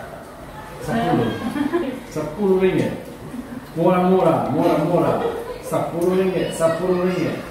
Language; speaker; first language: Indonesian; non-native, learner; English